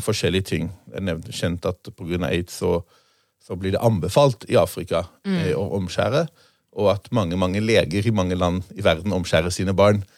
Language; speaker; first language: Norwegian; non-native, fluent; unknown